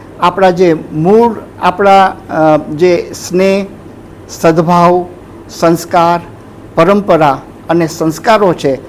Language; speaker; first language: Gujarati; native; Gujarati